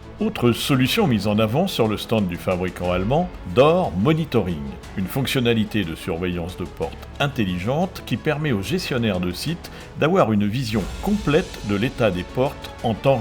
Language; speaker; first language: French; native; French